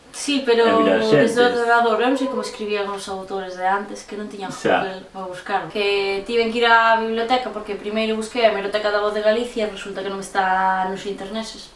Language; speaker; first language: Galician; native; Galician